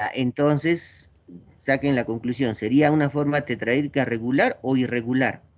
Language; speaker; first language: Spanish; native; Spanish